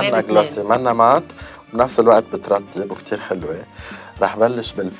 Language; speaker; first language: Arabic; native; Arabic